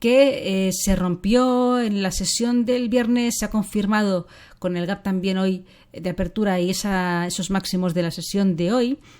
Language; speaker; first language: Spanish; native; Spanish